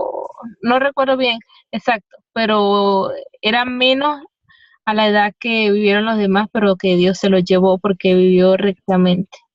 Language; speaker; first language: Spanish; native; Spanish